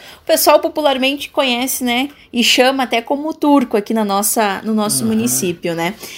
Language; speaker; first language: Portuguese; native; Portuguese